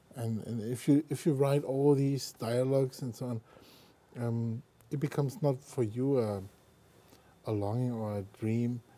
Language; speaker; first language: English; non-native, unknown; German